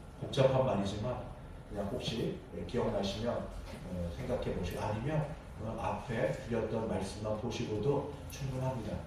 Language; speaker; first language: Korean; native; Korean